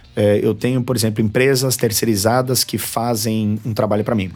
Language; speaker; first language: Portuguese; native; Portuguese